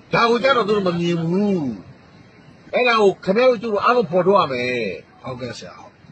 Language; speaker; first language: Burmese; native; Burmese